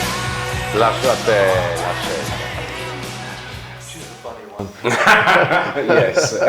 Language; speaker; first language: Italian; native; Italian